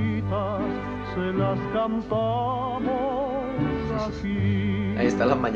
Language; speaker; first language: Spanish; native; Spanish